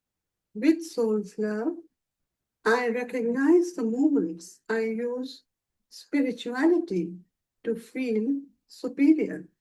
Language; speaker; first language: English; non-native, local second language; Hindi